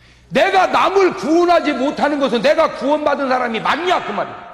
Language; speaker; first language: Korean; native; Korean